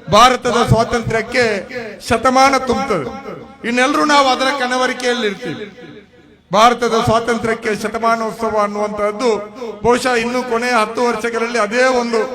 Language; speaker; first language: Kannada; non-native, local second language; Badaga